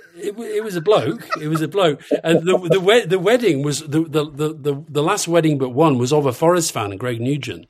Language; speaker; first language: English; native; English